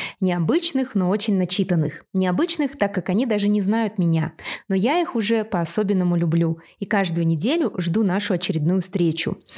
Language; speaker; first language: Russian; native; Russian